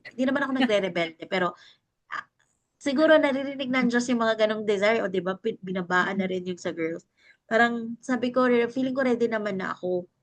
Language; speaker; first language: Filipino; native; Filipino